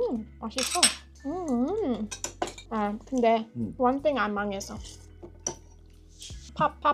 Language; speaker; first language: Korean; non-native, learner; English